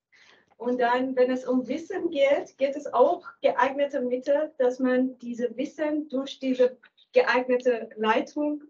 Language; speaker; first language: German; non-native, learner; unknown